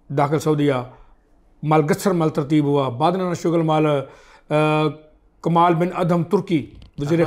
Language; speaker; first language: Arabic; non-native, learner; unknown